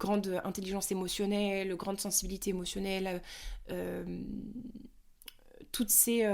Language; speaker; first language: French; native; French